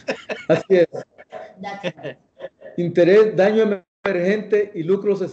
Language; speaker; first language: Spanish; native; Spanish